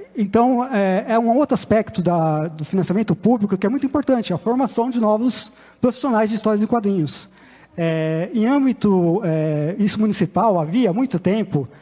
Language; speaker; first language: Portuguese; native; Portuguese